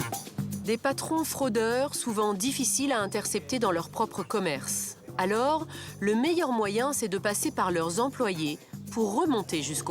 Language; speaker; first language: French; native; French